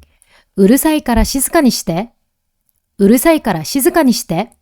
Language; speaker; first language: Japanese; non-native, fluent; Korean